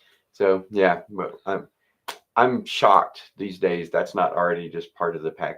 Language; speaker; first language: English; native; English